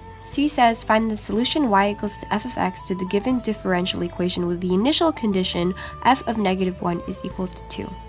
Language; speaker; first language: English; native; English